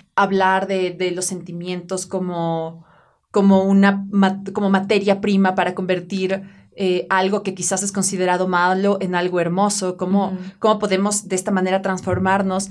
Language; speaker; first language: Spanish; native; Spanish